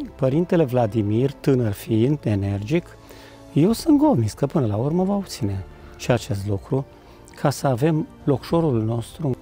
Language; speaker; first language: Romanian; non-native, local second language; Ukrainian